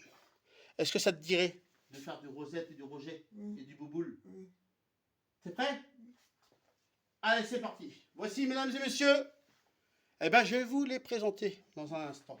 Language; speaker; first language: French; native; French